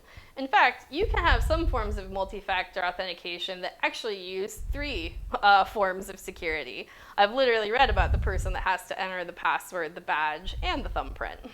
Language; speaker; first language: English; native; English